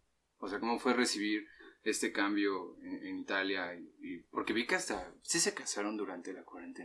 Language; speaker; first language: Spanish; native; Spanish